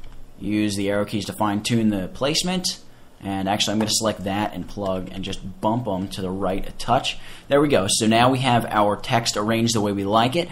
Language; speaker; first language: English; native; English